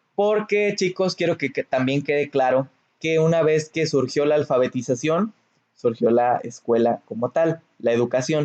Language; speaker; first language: Spanish; native; Spanish